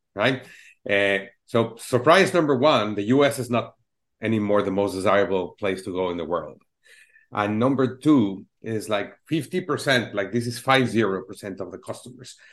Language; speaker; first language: English; non-native, fluent; Spanish